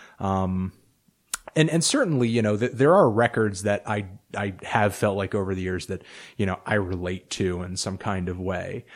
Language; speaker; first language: English; native; English